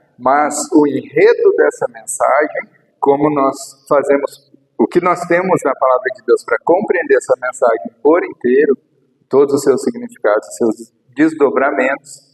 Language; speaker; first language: Portuguese; native; Portuguese